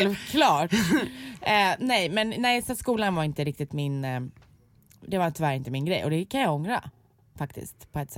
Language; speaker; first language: Swedish; native; Swedish